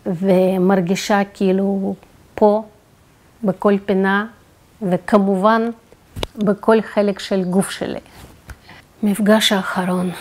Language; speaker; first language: Hebrew; non-native, fluent; Russian